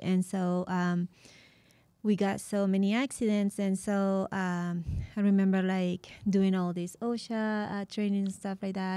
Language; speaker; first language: English; non-native, fluent; Spanish